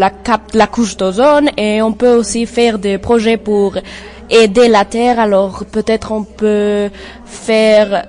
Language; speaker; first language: French; non-native, learner; English